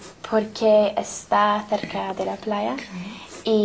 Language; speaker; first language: Spanish; non-native, learner; English